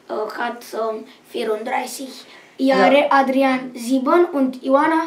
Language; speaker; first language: German; non-native, learner; Romanian